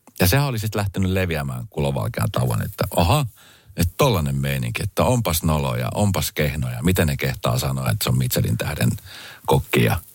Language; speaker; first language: Finnish; early bilingual, other home language; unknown